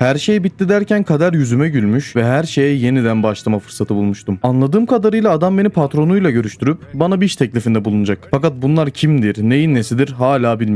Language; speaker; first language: Turkish; native; Turkish